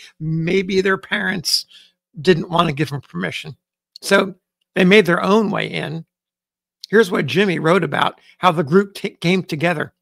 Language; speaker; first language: English; native; English